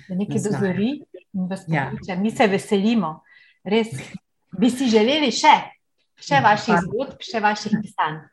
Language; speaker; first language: Slovenian; native; Slovenian